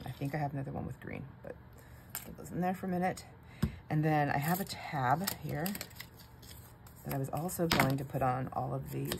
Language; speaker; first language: English; native; English